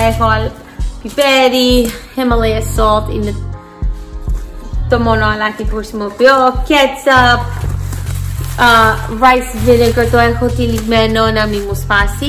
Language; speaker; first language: Greek; early bilingual, heritage; English